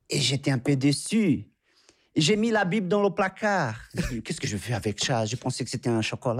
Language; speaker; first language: French; non-native, fluent; Portuguese